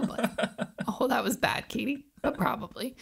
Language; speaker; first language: English; native; English